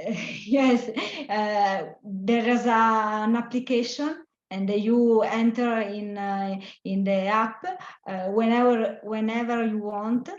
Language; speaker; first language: English; non-native, learner; Italian